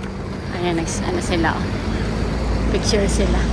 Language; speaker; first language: Filipino; native; Filipino